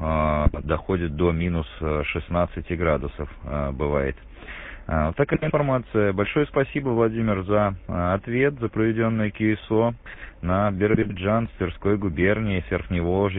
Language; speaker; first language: Russian; native; Russian